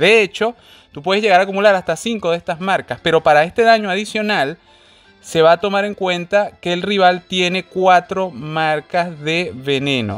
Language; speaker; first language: Spanish; native; Spanish